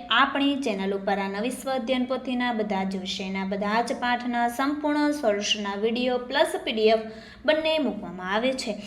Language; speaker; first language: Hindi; non-native, local second language; Gujarati